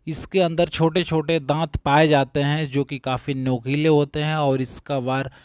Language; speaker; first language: Hindi; native; Hindi